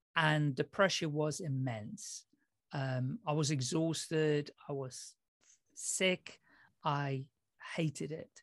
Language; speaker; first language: English; early bilingual, other home language; Dutch